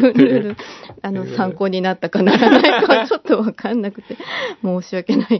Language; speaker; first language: Japanese; native; Japanese